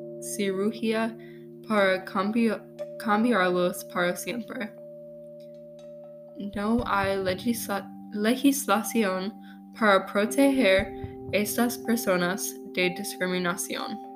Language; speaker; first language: Spanish; non-native, learner; English